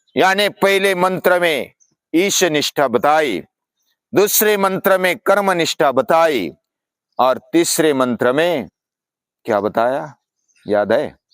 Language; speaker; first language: Hindi; non-native, local second language; Marathi